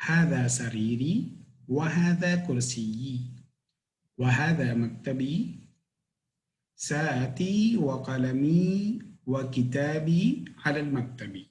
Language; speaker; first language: Arabic; non-native, fluent; Tamil